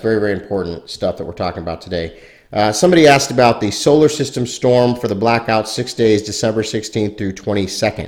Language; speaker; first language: English; native; English